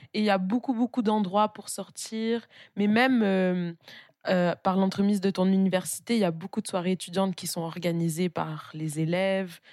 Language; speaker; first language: French; native; French